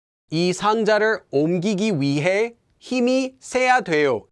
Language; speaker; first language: Korean; non-native, fluent; English